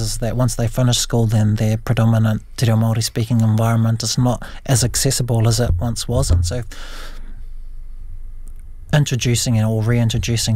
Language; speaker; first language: English; non-native, local second language; Māori